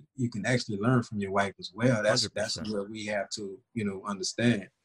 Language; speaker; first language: English; native; English